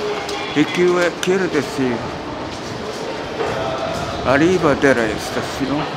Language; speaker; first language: Spanish; non-native, learner; Japanese